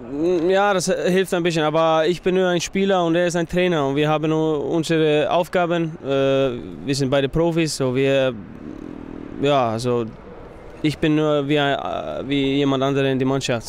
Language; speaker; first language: German; non-native, fluent; Icelandic